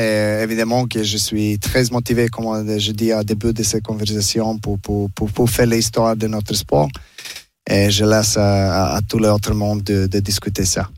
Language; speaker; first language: French; non-native, learner; Serbian